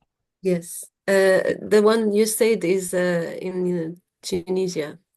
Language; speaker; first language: English; non-native, fluent; Arabic